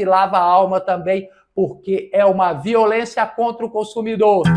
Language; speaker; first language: Portuguese; native; Portuguese